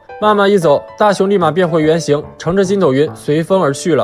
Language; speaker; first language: Chinese; native; Chinese